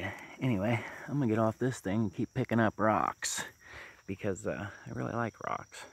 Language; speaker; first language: English; native; English